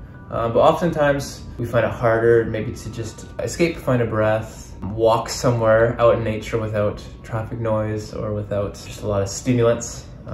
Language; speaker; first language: English; native; English